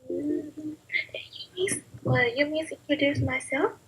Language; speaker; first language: English; non-native, learner; Chinese